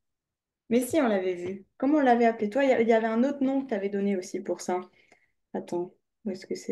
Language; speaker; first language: French; native; French